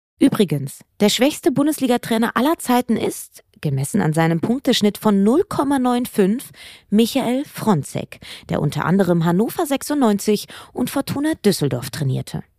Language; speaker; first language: German; native; German